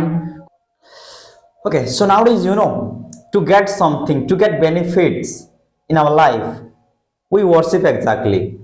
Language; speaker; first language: English; non-native, fluent; Hindi